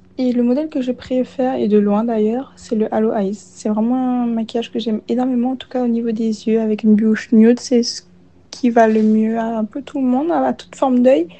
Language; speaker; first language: French; native; French